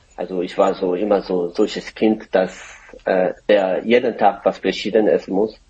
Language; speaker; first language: German; non-native, fluent; Korean